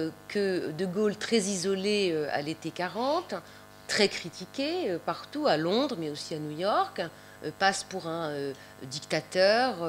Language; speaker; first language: French; native; French